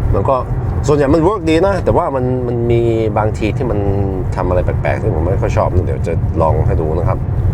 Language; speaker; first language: Thai; non-native, fluent; Norwegian